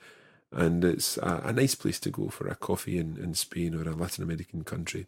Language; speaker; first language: English; native; English